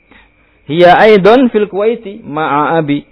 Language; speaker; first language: Arabic; non-native, fluent; Indonesian